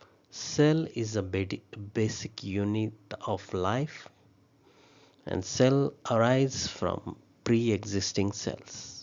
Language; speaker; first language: English; non-native, local second language; Telugu